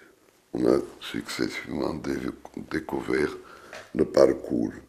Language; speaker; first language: French; non-native, fluent; Portuguese